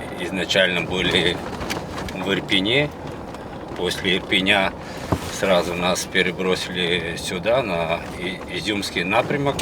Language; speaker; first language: Russian; non-native, local second language; Latvian